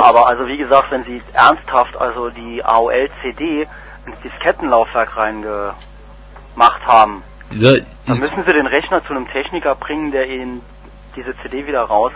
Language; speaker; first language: German; native; German